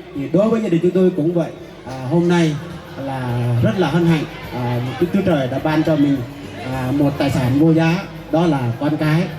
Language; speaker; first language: Vietnamese; non-native, local second language; Jarai